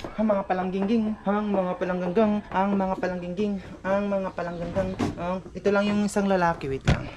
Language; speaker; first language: Filipino; non-native, local second language; Cebuano